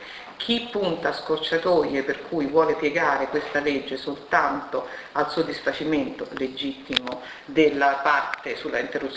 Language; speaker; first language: Italian; native; Italian